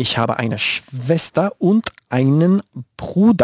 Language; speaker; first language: German; non-native, learner; Spanish